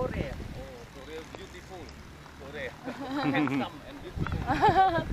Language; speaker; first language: English; non-native, learner; Khmer